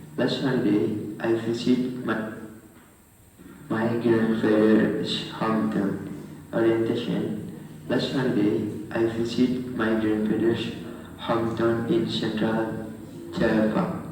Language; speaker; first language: English; non-native, learner; Indonesian